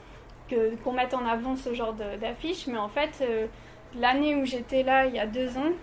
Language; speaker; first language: French; native; French